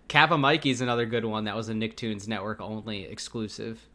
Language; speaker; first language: English; native; English